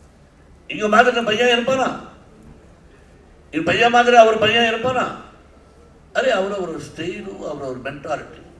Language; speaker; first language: Tamil; non-native, learner; Telugu